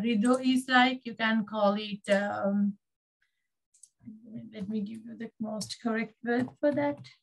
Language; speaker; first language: English; non-native, local second language; Sinhala